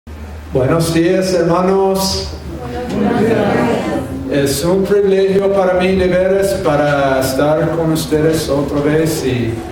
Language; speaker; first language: Spanish; non-native, fluent; English